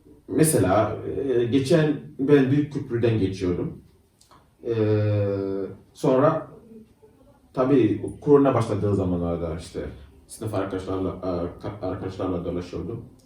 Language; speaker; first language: Turkish; non-native, fluent; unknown